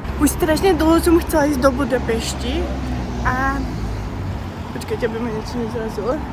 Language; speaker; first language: Slovak; native; Slovak